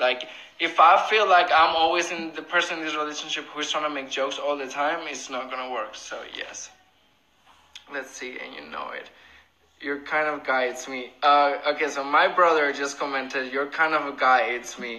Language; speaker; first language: English; non-native, fluent; Spanish